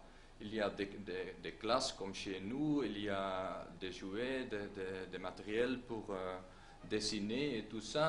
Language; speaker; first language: French; non-native, local second language; Dutch